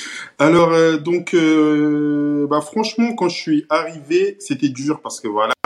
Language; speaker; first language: French; early bilingual, other home language; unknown